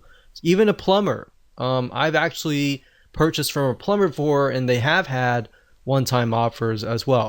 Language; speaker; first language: English; native; English